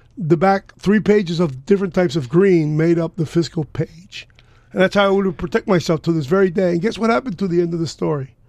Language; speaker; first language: English; early bilingual, other home language; Spanish